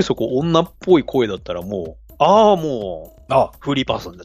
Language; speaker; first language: Japanese; native; Japanese